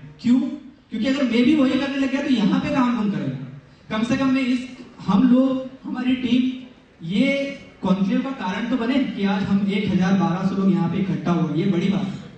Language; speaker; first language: Hindi; native; Hindi